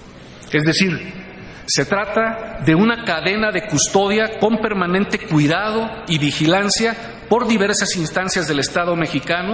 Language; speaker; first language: Spanish; native; Spanish